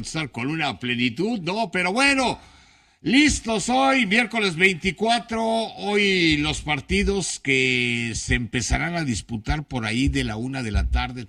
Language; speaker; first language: Spanish; native; Spanish